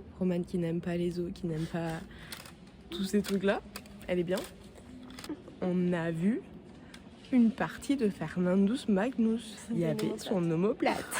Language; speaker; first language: French; native; French